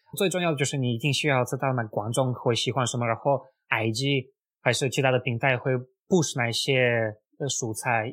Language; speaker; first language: Chinese; non-native, fluent; Russian